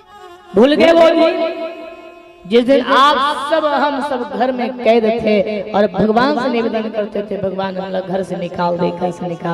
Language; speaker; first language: Hindi; non-native, local second language; Chhattisgarhi